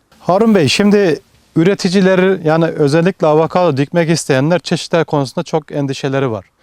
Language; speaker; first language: Turkish; native; Turkish